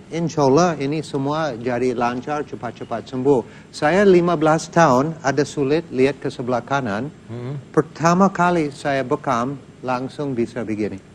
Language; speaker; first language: Indonesian; non-native, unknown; English